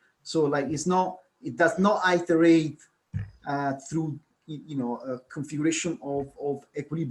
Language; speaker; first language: English; non-native, fluent; Italian